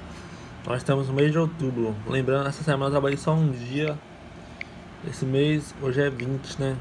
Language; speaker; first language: Portuguese; native; Portuguese